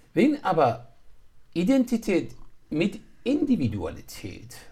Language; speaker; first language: German; non-native, fluent; Persian